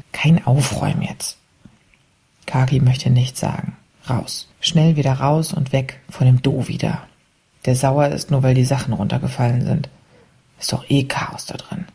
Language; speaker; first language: German; native; German